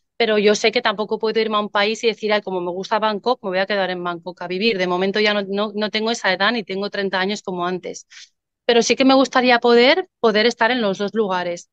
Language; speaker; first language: Spanish; native; Spanish